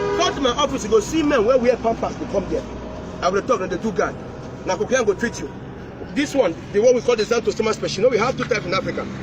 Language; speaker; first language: Nigerian Pidgin; non-native, local second language; Yoruba